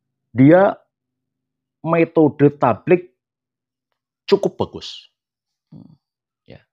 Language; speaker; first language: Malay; non-native, local second language; Javanese